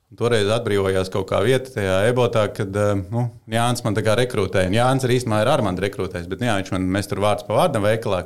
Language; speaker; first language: Latvian; native; Latvian